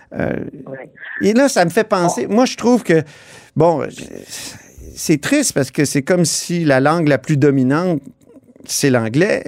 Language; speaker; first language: French; native; French